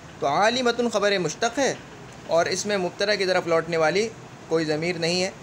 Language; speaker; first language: Urdu; native; Urdu